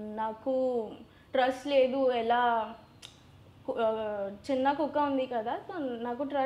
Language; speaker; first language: Telugu; non-native, learner; Gujarati